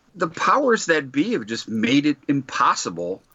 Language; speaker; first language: English; native; English